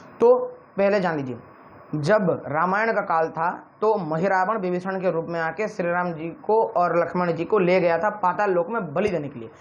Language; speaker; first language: Hindi; non-native, local second language; Odia